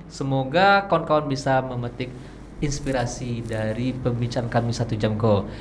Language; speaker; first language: Indonesian; non-native, local second language; Minangkabau